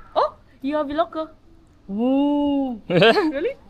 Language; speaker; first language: English; non-native, learner; Vietnamese